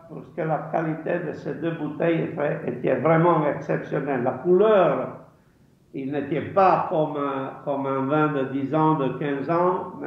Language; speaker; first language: French; non-native, fluent; Italian